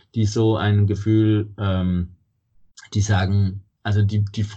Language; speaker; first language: German; non-native, fluent; Danish